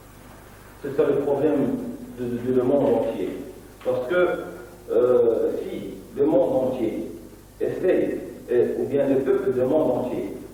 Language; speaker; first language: French; non-native, local second language; Arabic